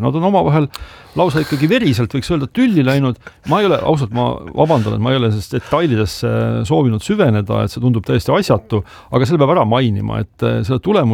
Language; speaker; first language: Estonian; native; Estonian